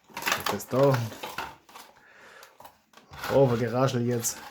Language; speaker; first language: German; native; German